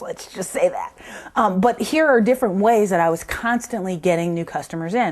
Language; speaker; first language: English; native; English